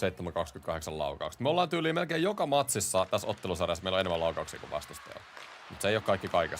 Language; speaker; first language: Finnish; native; Finnish